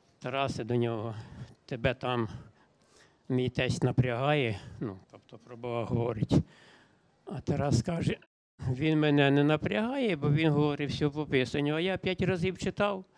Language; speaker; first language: Ukrainian; native; Ukrainian